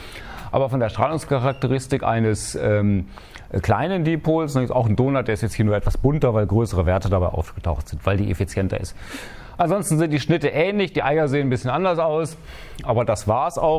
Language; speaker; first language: German; native; German